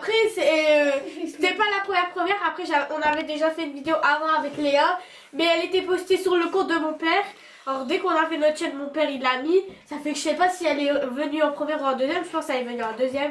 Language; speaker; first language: French; native; French